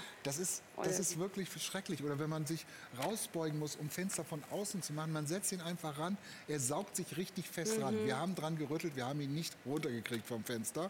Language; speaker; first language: German; native; German